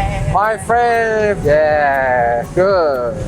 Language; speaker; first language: English; non-native, learner; Japanese